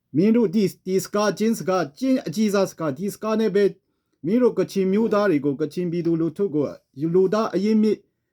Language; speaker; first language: Burmese; non-native, local second language; Kachin